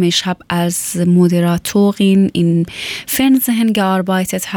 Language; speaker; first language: German; non-native, learner; Persian